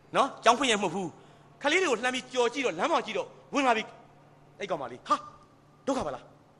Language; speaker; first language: Burmese; native; Burmese